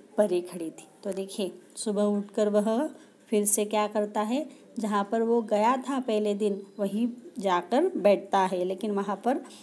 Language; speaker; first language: Hindi; non-native, local second language; Marathi